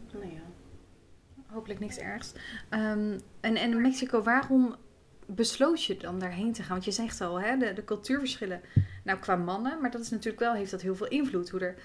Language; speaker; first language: Dutch; native; Dutch